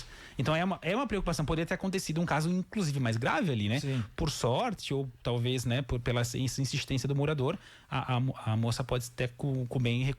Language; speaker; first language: Portuguese; native; Portuguese